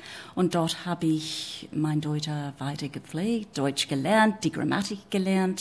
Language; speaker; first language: German; non-native, fluent; English